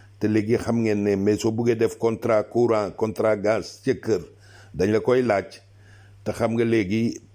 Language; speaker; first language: Wolof; non-native, local second language; Serer